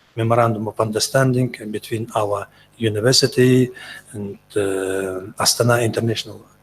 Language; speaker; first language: English; non-native, learner; Kazakh